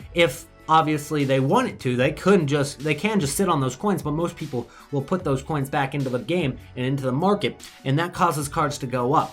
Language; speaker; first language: English; native; English